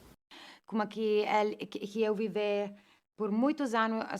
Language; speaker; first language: Portuguese; non-native, fluent; Italian